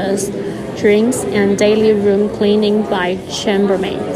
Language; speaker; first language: English; non-native, learner; Chinese